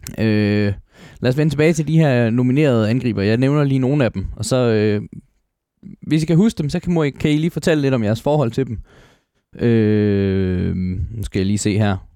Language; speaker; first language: Danish; native; Danish